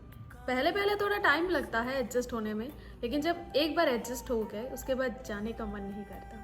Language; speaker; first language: Hindi; native; Hindi